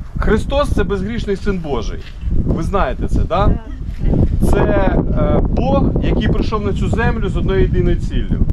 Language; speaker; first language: Ukrainian; non-native, local second language; Russian